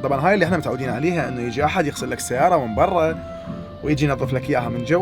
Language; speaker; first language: Arabic; native; Arabic